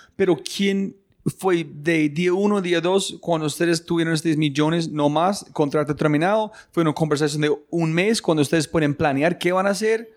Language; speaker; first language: Spanish; non-native, fluent; English